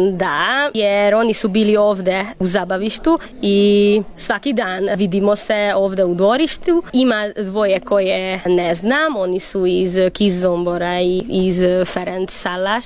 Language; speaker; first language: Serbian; non-native, local second language; Hungarian